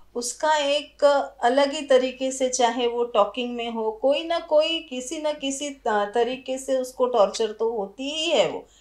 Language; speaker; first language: Hindi; native; Hindi